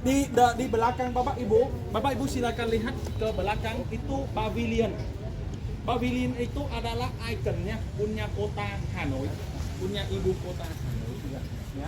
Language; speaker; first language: Indonesian; non-native, fluent; Vietnamese